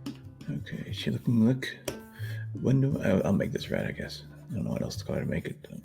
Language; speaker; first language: English; native; English